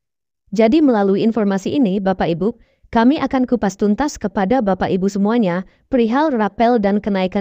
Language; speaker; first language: Indonesian; native; Indonesian